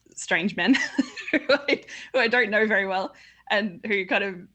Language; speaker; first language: English; native; English